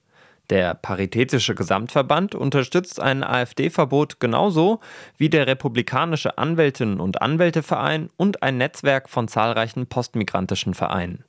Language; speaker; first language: German; native; German